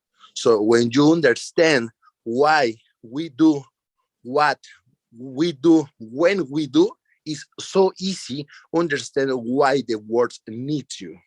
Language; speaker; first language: English; non-native, learner; Spanish